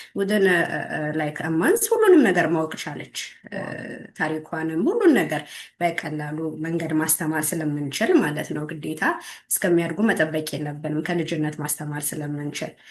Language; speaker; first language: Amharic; native; Amharic